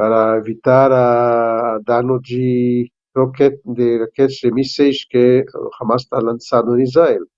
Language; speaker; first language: Portuguese; non-native, fluent; Hebrew